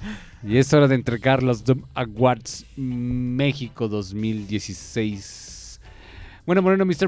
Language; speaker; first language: Spanish; native; Spanish